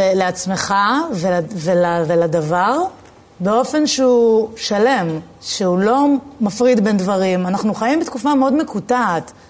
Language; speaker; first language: Hebrew; native; Hebrew